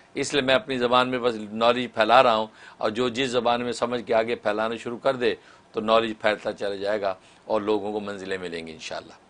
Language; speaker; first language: Urdu; native; Urdu